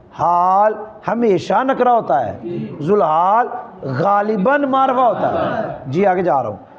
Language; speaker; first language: Urdu; non-native, local second language; Punjabi